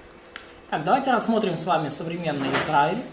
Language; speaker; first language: Russian; native; Russian